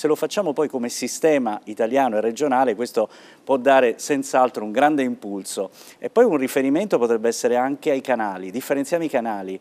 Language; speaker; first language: Italian; native; Italian